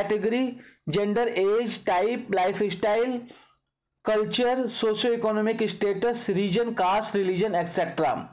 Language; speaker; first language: English; non-native, local second language; Hindi